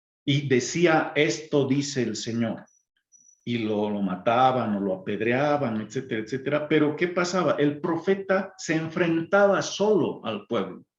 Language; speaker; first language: Spanish; native; Spanish